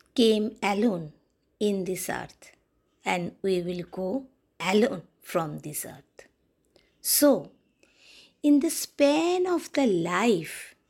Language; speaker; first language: English; non-native, local second language; Bangla